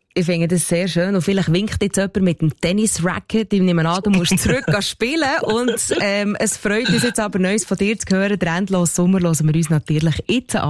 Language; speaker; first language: German; native; German